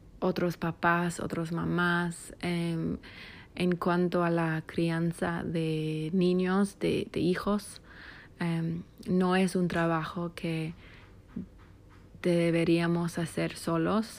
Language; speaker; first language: Spanish; non-native, fluent; English